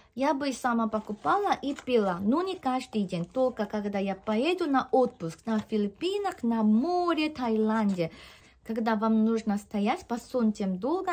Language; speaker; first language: Russian; non-native, fluent; Korean